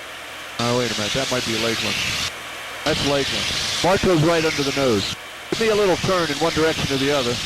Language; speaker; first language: English; native; English